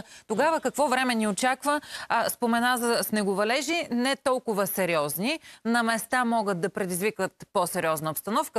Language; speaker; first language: Bulgarian; native; Bulgarian